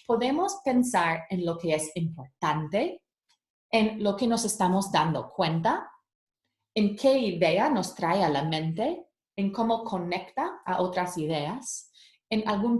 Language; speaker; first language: Spanish; early bilingual, heritage; Spanish